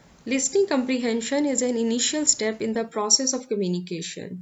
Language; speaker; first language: English; non-native, local second language; Urdu